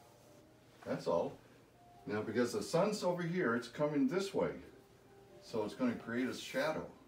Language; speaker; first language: English; native; English